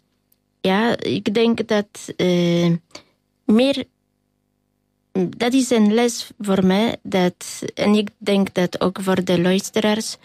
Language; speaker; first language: Dutch; non-native, learner; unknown